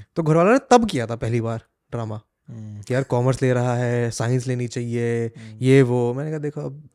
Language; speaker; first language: Hindi; native; Hindi